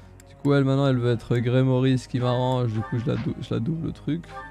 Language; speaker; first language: French; native; French